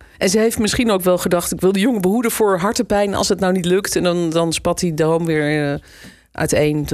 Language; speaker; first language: Dutch; native; Dutch